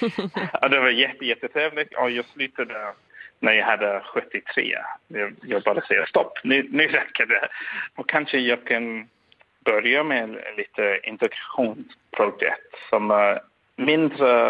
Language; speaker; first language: Swedish; non-native, fluent; English